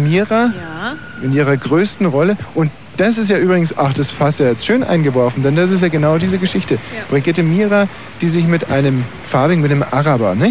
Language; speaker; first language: German; native; German